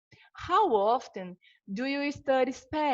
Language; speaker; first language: English; non-native, fluent; Portuguese